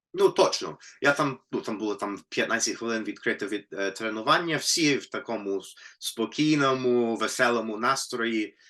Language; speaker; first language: Ukrainian; non-native, fluent; English